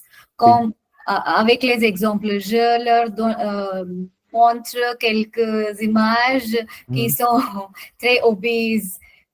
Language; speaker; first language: French; non-native, learner; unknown